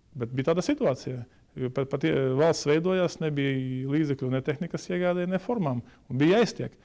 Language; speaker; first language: Latvian; native; Latvian